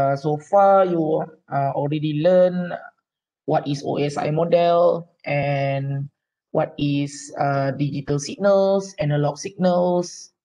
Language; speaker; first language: English; non-native, local second language; Malay